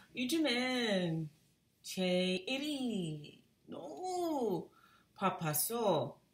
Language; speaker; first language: Korean; non-native, learner; English